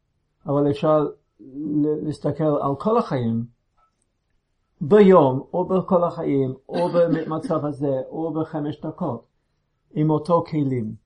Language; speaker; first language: Hebrew; non-native, fluent; English